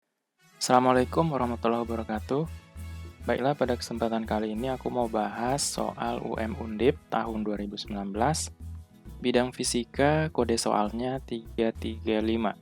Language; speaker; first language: Indonesian; native; Indonesian